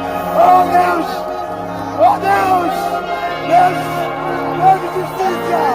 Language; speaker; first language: Portuguese; non-native, learner; Haitian Creole